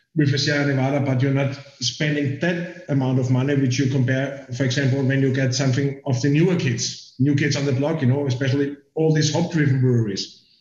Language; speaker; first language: English; non-native, fluent; German